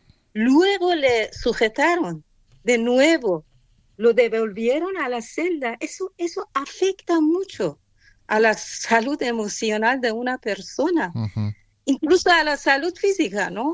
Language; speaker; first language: Spanish; non-native, fluent; Persian